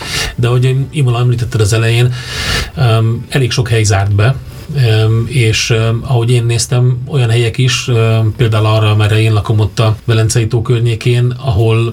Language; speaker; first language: Hungarian; native; Hungarian